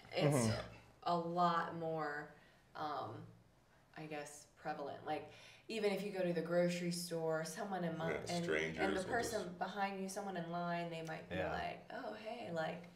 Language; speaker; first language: English; native; English